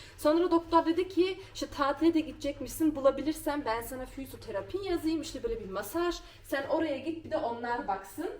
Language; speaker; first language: Turkish; early bilingual, heritage; Turkish